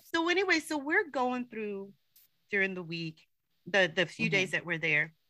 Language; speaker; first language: English; native; English